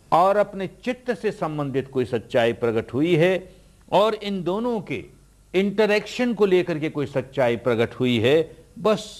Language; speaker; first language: Hindi; early bilingual, heritage; Hindi